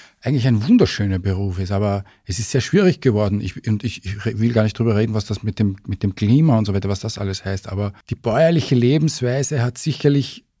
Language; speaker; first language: German; native; German